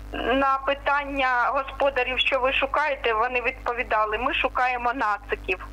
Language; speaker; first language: Ukrainian; non-native, local second language; Russian